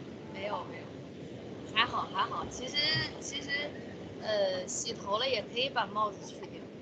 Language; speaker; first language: Chinese; native; Chinese